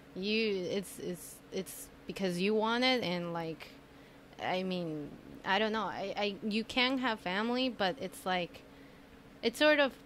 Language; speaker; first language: English; non-native, fluent; Spanish